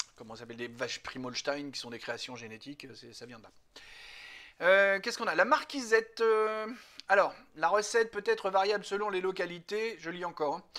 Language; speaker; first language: French; native; French